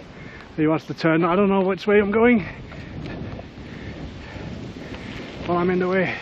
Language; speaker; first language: English; non-native, fluent; Danish